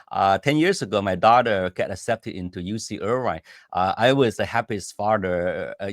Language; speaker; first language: English; non-native, fluent; Chinese